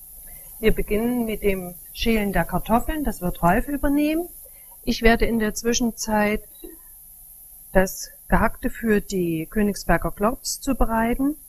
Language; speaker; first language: German; native; German